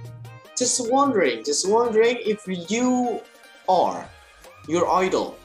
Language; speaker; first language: English; non-native, learner; Indonesian